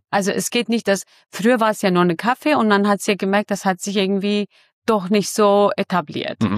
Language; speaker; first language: German; early bilingual, other home language; Kurdish